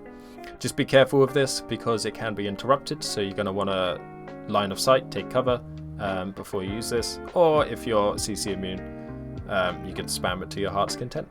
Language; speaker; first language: English; native; English